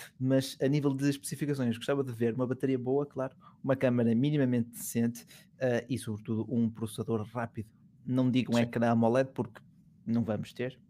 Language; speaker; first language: Portuguese; native; Portuguese